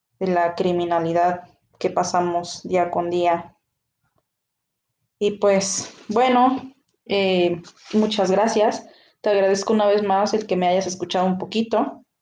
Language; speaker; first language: Spanish; native; Spanish